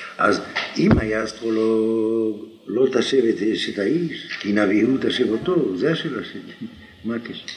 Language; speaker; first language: Hebrew; non-native, fluent; French